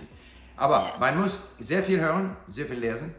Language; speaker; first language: German; non-native, learner; English